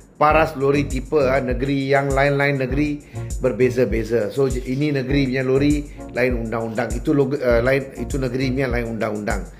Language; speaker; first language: Malay; non-native, local second language; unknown